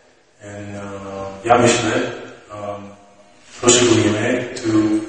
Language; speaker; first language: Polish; non-native, learner; English